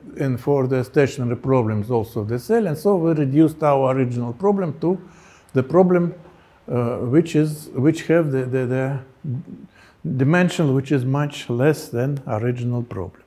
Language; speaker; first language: English; non-native, fluent; Russian